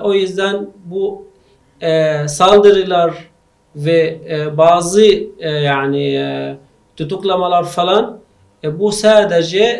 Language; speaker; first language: Turkish; non-native, fluent; Arabic